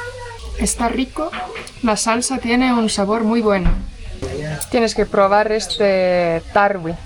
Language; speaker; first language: Spanish; non-native, fluent; Estonian